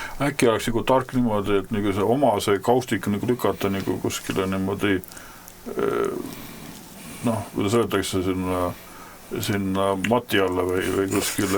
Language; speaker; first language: Estonian; native; Estonian